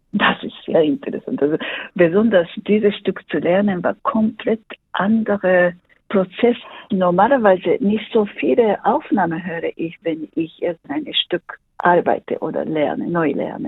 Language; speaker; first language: German; non-native, fluent; Japanese